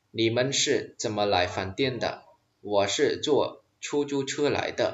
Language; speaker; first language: Chinese; non-native, fluent; Khmer